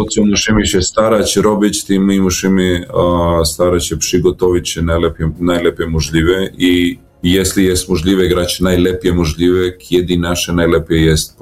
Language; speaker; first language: Polish; non-native, fluent; Serbian